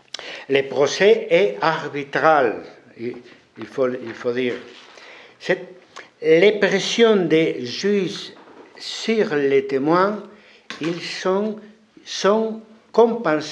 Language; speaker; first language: French; non-native, fluent; Spanish